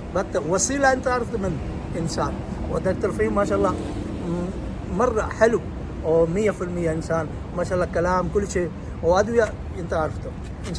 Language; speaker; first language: Arabic; non-native, learner; Urdu